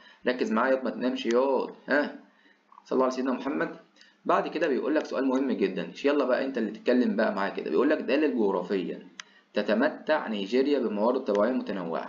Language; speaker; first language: Arabic; native; Arabic